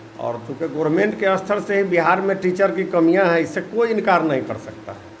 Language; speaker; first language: Hindi; native; Hindi